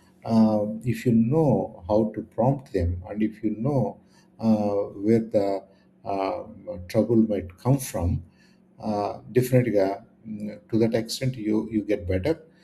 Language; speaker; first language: English; non-native, local second language; Telugu